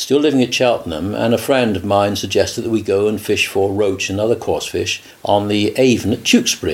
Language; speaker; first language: English; native; English